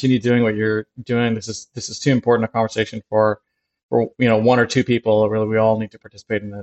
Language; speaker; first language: English; native; English